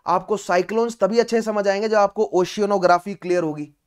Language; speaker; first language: Hindi; native; Hindi